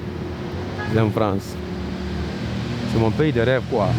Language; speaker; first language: French; non-native, learner; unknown